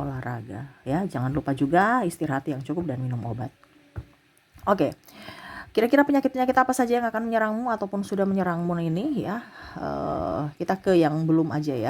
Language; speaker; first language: Indonesian; native; Indonesian